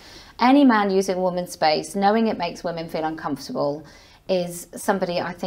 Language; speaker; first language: English; native; English